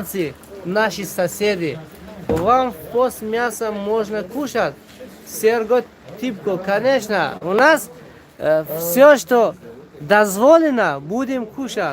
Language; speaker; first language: Russian; non-native, local second language; Tajik